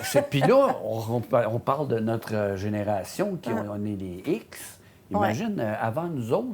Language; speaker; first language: French; native; French